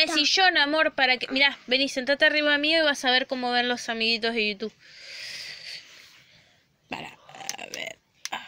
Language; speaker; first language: Spanish; native; Spanish